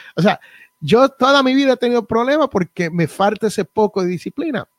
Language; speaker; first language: Spanish; native; Spanish